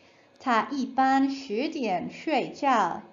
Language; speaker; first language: Chinese; non-native, fluent; English